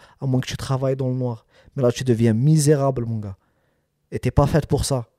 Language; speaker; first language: French; early bilingual, other home language; Arabic